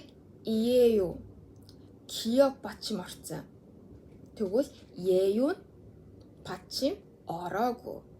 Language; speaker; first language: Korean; non-native, fluent; Mongolian